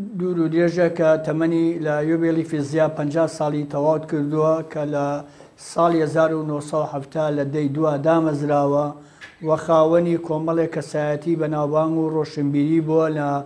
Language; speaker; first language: Central Kurdish; native; Central Kurdish